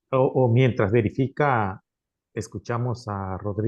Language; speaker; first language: Spanish; native; Spanish